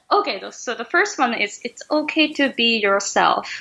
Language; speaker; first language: English; non-native, fluent; Japanese